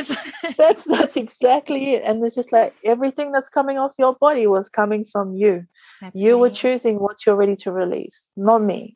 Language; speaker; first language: English; native; English